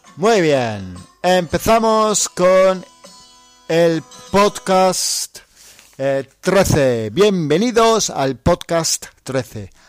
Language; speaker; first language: Spanish; non-native, fluent; English